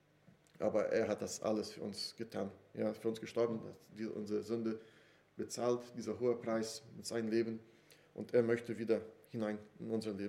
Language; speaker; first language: German; non-native, fluent; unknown